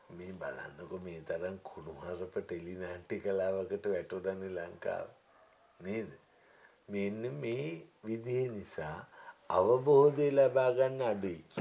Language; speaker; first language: Sinhala; native; Sinhala